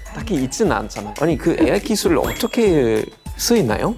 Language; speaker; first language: Korean; non-native, fluent; German